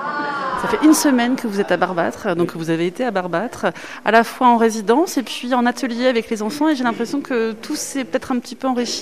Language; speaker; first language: French; native; French